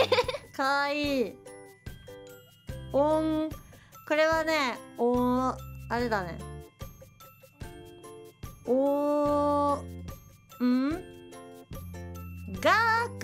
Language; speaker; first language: Japanese; native; Japanese